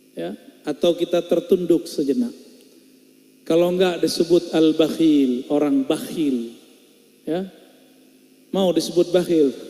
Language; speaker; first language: Indonesian; non-native, local second language; Minangkabau